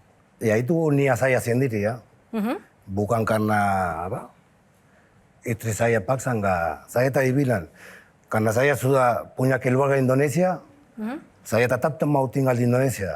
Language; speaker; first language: Indonesian; non-native, fluent; Spanish